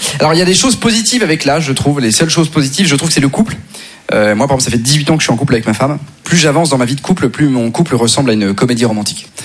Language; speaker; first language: French; native; French